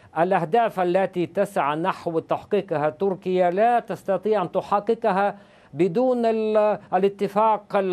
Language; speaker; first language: Arabic; non-native, fluent; Russian